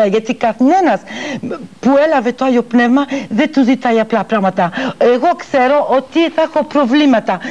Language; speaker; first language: Greek; early bilingual, heritage; Greek